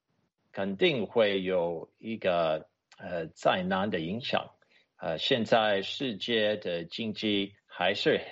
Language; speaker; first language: Chinese; non-native, fluent; English